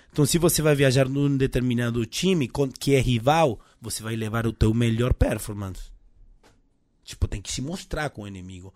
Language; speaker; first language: Portuguese; non-native, fluent; Spanish